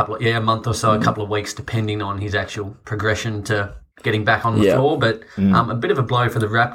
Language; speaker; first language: English; native; English